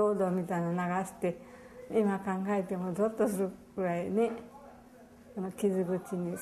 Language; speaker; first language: Japanese; native; Japanese